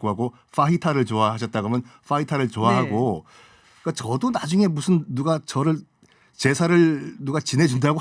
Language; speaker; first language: Korean; native; Korean